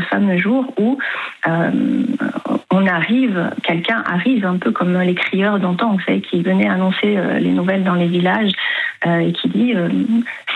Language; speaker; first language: French; native; French